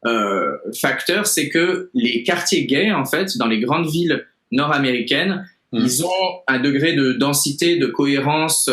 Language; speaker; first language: French; native; French